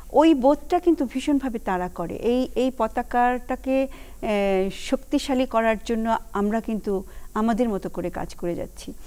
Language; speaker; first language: Bangla; native; Bangla